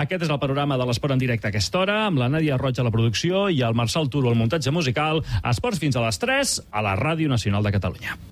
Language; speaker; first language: Catalan; native; Catalan